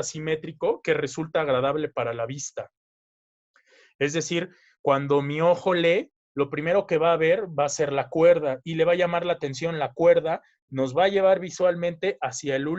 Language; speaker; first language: Spanish; native; Spanish